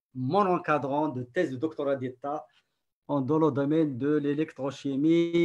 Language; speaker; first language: French; non-native, local second language; Arabic